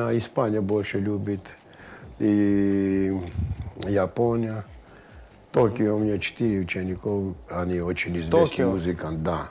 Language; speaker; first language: Russian; non-native, local second language; Armenian